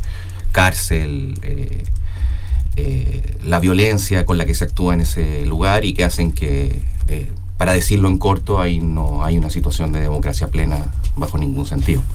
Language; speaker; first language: Spanish; native; Spanish